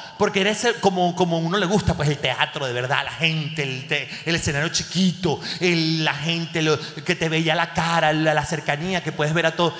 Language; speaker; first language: Spanish; native; Spanish